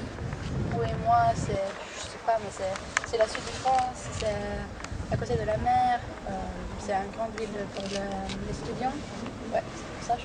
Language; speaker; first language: French; non-native, learner; Norwegian